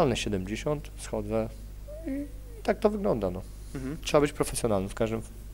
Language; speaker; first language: Polish; native; Polish